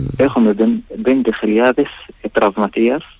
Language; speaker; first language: Greek; non-native, learner; Arabic